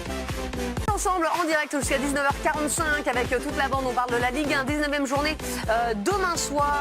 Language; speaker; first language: French; native; French